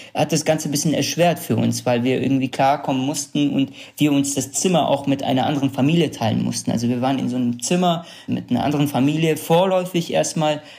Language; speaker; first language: German; early bilingual, other home language; Kurdish